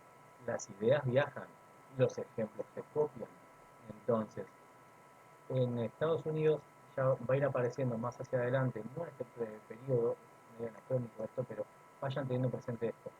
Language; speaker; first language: Spanish; native; Spanish